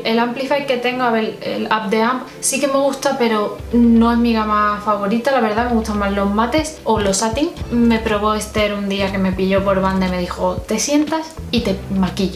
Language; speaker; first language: Spanish; native; Spanish